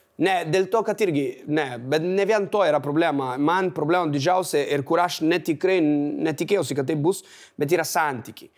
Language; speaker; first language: Lithuanian; non-native, fluent; Italian